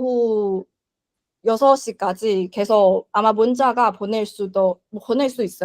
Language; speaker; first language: Korean; non-native, learner; Chinese